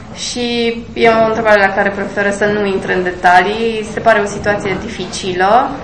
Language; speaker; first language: Romanian; native; Romanian